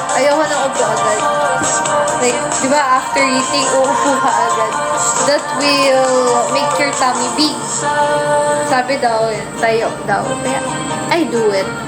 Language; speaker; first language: Filipino; native; Filipino